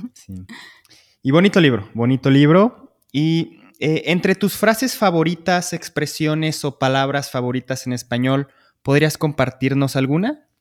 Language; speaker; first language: Spanish; native; Spanish